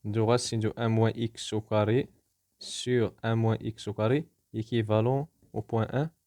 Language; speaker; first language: French; non-native, local second language; Arabic